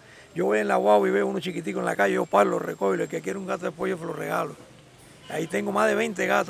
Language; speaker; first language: Spanish; native; Spanish